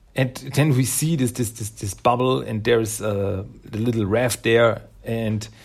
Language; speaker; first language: English; non-native, fluent; German